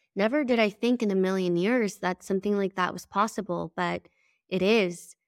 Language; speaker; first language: English; early bilingual, other home language; Spanish